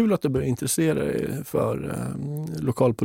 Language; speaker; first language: Swedish; native; Swedish